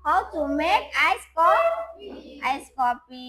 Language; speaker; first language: English; non-native, learner; Indonesian